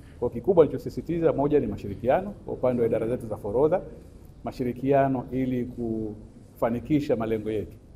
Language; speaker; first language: Swahili; native; Swahili